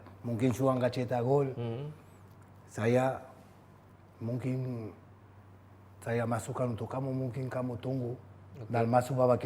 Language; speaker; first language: Indonesian; non-native, fluent; Spanish